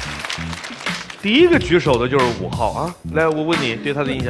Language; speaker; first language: Chinese; native; Chinese